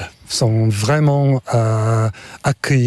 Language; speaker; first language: French; non-native, fluent; English